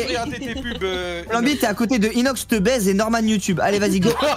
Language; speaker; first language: French; native; French